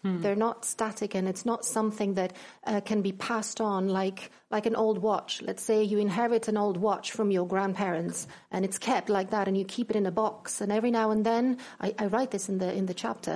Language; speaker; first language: English; non-native, fluent; Greek